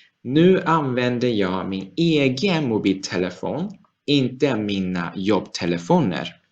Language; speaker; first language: Swedish; non-native, fluent; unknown